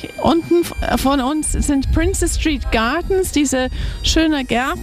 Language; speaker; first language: German; non-native, fluent; English